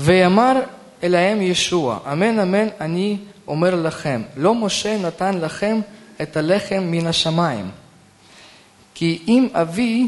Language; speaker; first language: Hebrew; non-native, fluent; Russian